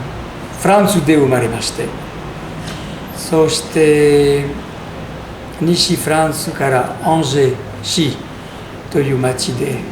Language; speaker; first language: Japanese; non-native, learner; French